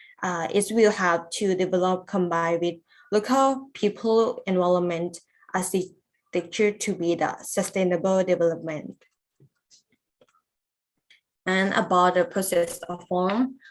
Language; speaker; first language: English; non-native, learner; Lao